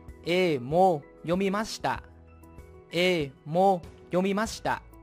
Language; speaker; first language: Japanese; non-native, fluent; Vietnamese